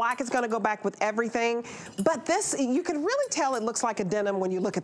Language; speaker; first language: English; native; English